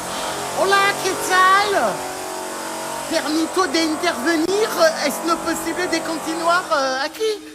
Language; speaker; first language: Spanish; non-native, learner; French